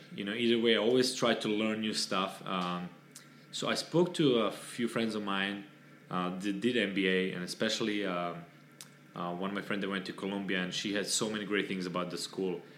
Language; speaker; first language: English; non-native, fluent; Serbian